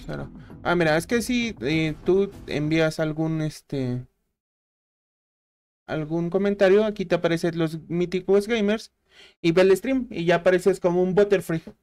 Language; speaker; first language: Spanish; native; Spanish